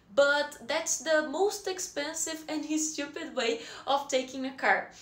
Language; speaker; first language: English; non-native, fluent; Portuguese